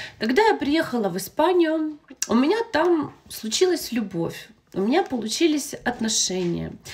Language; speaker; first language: Russian; native; Russian